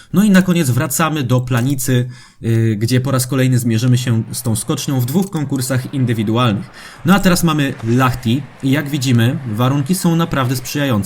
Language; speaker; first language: Polish; native; Polish